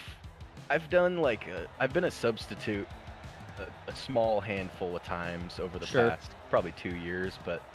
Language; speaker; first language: English; native; English